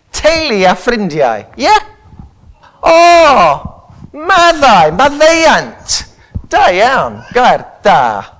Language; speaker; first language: Welsh; non-native, local second language; English